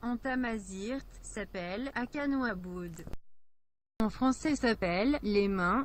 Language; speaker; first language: French; non-native, learner; Berber languages